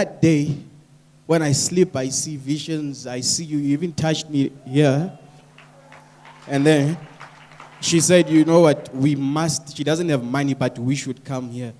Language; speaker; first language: English; non-native, local second language; Tswana